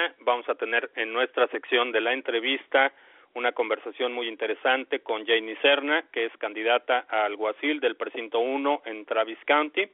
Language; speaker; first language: Spanish; native; Spanish